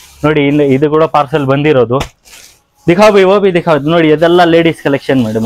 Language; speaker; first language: Kannada; non-native, local second language; Urdu